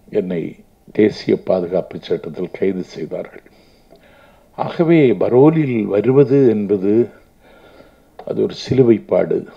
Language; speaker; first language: Tamil; native; Tamil